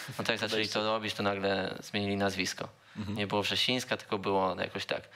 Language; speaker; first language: Polish; native; Polish